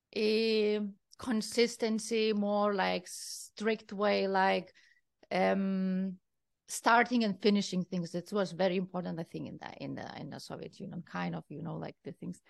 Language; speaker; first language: English; non-native, fluent; Lithuanian